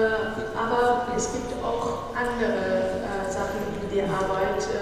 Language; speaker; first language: German; non-native, fluent; Persian